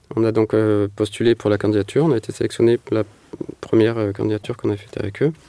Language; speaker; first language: French; native; French